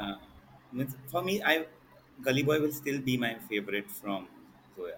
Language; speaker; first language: English; non-native, local second language; Hindi